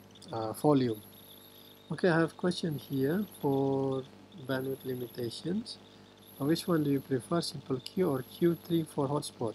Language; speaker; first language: English; non-native, fluent; Indonesian